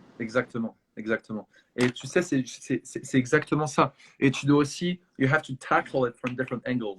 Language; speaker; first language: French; non-native, fluent; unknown